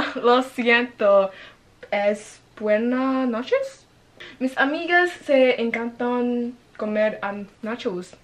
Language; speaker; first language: Spanish; non-native, learner; English